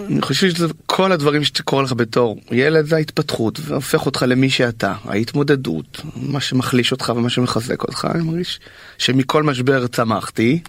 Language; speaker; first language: Hebrew; native; Hebrew